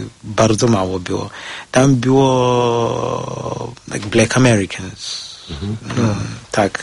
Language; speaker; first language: Polish; non-native, learner; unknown